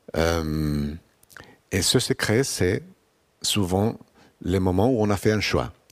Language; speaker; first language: French; non-native, fluent; Spanish